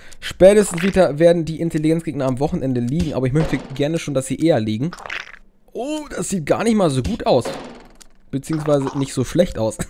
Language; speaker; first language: German; native; German